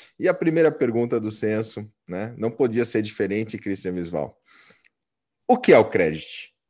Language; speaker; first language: Portuguese; native; Portuguese